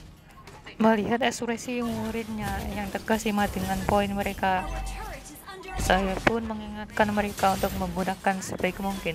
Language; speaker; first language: Indonesian; native; Indonesian